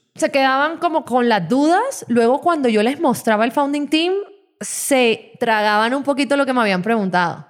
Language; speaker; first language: Spanish; native; Spanish